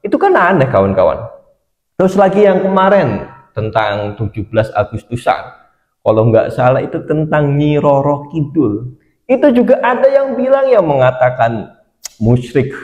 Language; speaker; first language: Indonesian; native; Indonesian